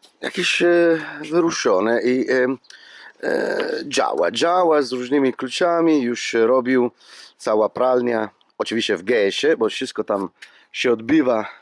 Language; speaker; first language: Polish; non-native, learner; Italian